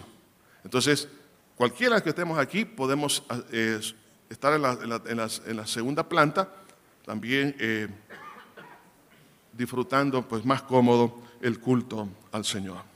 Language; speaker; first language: Spanish; native; Spanish